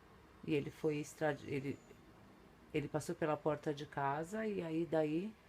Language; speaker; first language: Portuguese; native; Portuguese